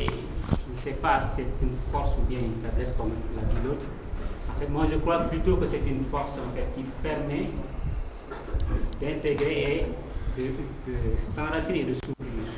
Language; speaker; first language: French; non-native, local second language; Wolof